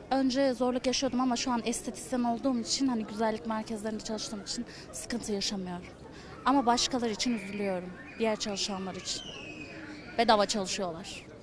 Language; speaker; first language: Turkish; native; Turkish